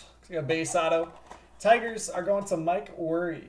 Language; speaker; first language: English; native; English